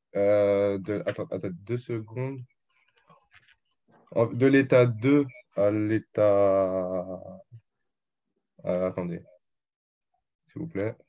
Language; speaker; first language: French; native; French